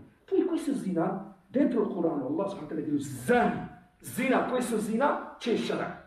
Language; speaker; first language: Italian; non-native, fluent; Arabic